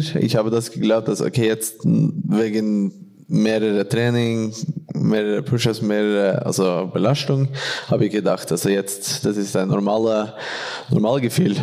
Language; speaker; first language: German; non-native, fluent; Norwegian